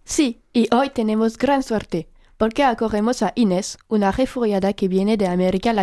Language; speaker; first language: Spanish; non-native, learner; French